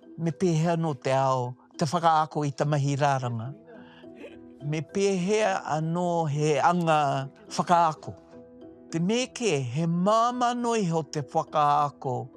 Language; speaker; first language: Māori; native; Māori